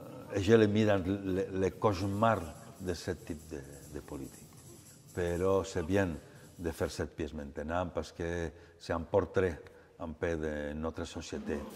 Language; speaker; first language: French; non-native, fluent; Catalan